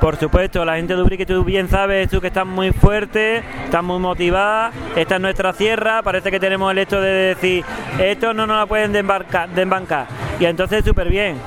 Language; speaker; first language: Spanish; native; Spanish